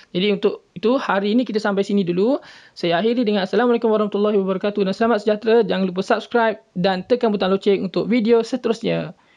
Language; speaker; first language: Malay; native; Malay